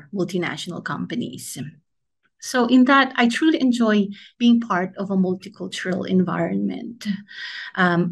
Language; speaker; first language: English; non-native, local second language; Filipino